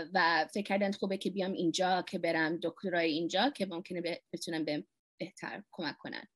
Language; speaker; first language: Persian; early bilingual, heritage; Persian